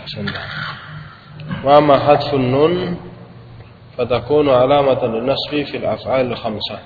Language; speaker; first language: Arabic; non-native, fluent; Indonesian